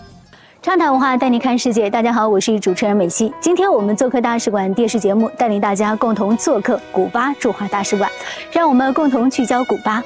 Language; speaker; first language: Chinese; native; Chinese